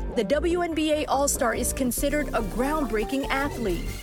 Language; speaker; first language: English; non-native, fluent; Somali